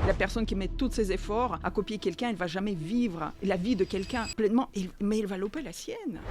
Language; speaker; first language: French; non-native, fluent; Russian